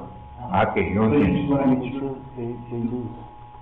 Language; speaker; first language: Spanish; non-native, learner; English